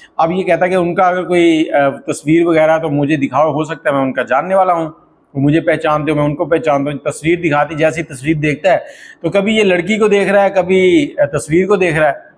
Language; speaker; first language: Urdu; native; Urdu